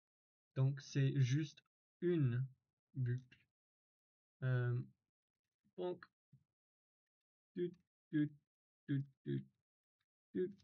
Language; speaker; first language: French; non-native, learner; English